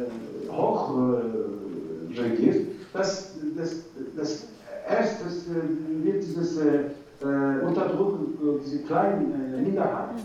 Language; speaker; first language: German; non-native, learner; Turkish